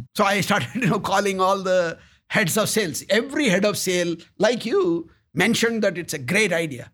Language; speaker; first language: English; non-native, local second language; Kannada